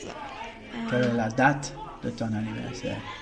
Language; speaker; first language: French; non-native, fluent; English